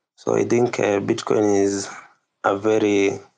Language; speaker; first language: English; non-native, local second language; Kikuyu